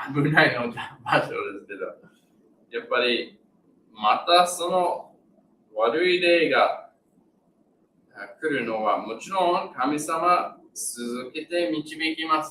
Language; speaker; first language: Japanese; non-native, learner; English